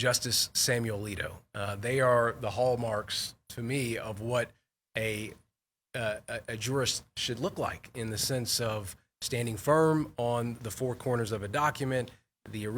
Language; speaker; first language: English; native; English